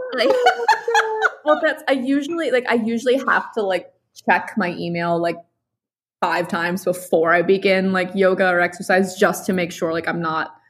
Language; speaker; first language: English; native; English